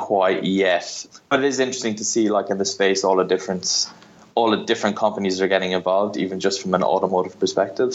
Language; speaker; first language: English; native; English